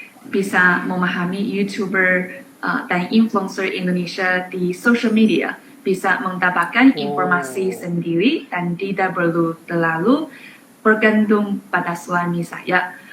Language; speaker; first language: Indonesian; non-native, fluent; Chinese